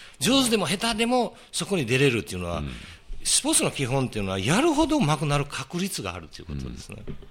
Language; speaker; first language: Japanese; early bilingual, heritage; Portuguese